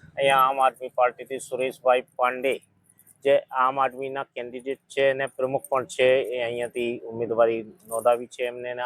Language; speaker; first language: Gujarati; non-native, local second language; Hindi